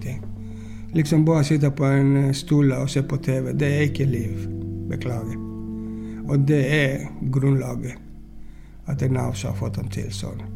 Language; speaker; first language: Norwegian; non-native, learner; Greek